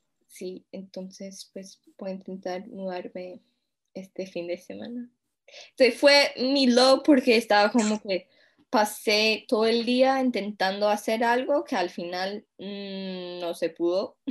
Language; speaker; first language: Spanish; non-native, fluent; English